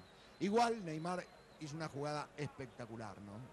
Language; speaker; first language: Spanish; native; Spanish